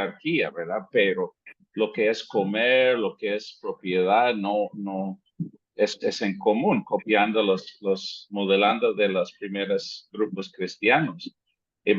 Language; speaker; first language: Spanish; non-native, fluent; English